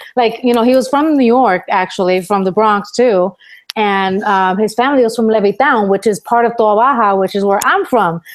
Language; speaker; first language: English; early bilingual, other home language; Spanish